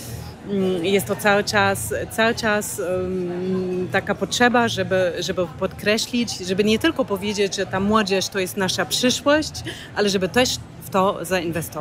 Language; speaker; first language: Polish; non-native, fluent; German